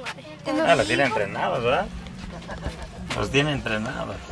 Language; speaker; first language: Spanish; native; Spanish